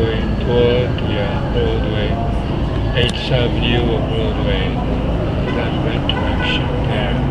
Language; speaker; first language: English; non-native, fluent; Japanese